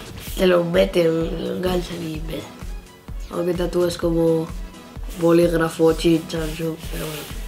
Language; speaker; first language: Spanish; early bilingual, heritage; Spanish